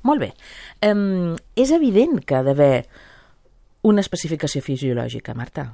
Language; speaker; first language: Catalan; native; Catalan